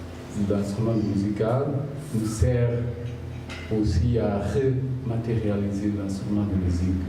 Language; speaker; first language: French; non-native, fluent; Portuguese